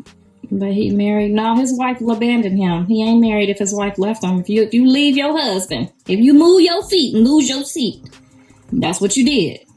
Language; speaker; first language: English; native; English